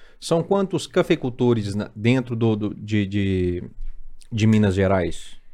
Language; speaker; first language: Portuguese; native; Portuguese